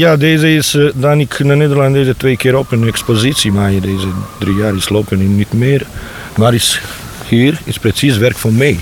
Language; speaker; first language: Dutch; non-native, learner; Bosnian